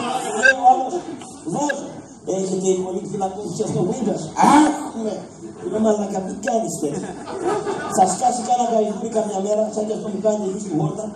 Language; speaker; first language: Greek; native; Greek